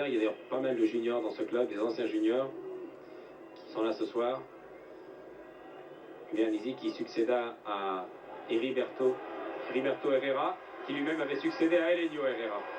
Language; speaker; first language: French; native; French